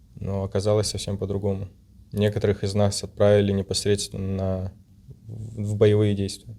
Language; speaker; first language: Russian; native; Russian